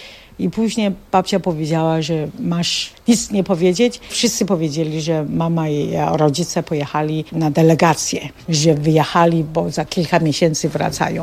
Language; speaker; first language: Polish; non-native, fluent; Chinese